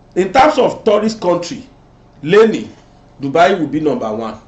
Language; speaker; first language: English; non-native, local second language; Yoruba